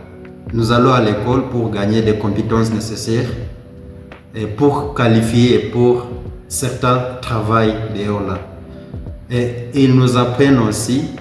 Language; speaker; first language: French; non-native, learner; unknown